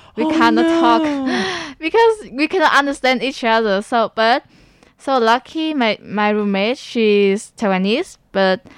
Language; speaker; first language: English; non-native, learner; Vietnamese